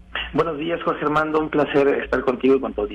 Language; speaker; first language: Spanish; native; Spanish